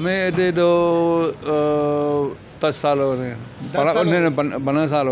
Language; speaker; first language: Hindi; non-native, learner; Chinese